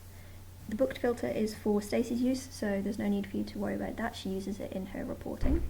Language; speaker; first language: English; native; English